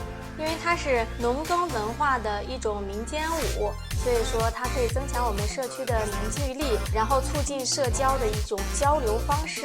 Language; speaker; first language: Chinese; native; Chinese